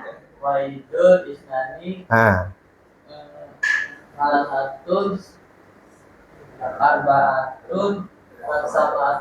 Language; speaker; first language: Arabic; non-native, learner; Indonesian